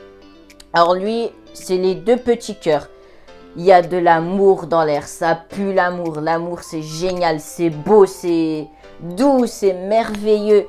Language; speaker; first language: French; native; French